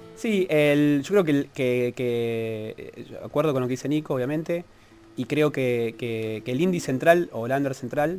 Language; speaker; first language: Spanish; native; Spanish